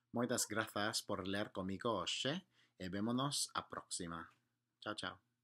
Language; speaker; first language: Galician; non-native, learner; English